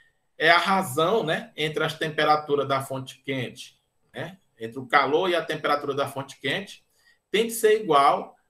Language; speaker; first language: Portuguese; native; Portuguese